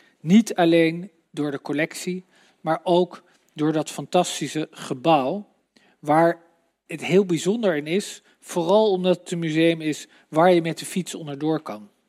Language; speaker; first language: Dutch; native; Dutch